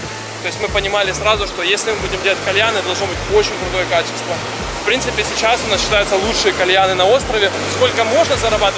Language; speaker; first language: Russian; native; Russian